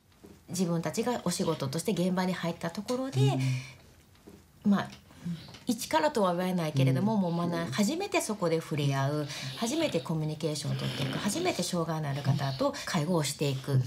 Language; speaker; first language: Japanese; native; Japanese